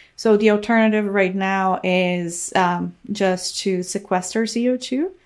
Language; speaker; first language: English; non-native, fluent; Portuguese